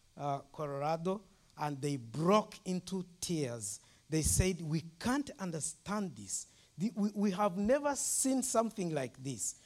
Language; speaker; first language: English; non-native, local second language; Kinyarwanda